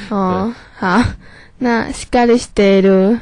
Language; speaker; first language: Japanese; non-native, learner; Chinese